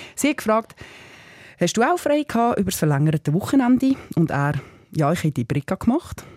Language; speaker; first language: German; native; German